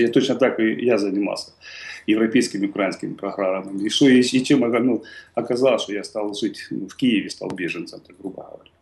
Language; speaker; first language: Russian; native; Russian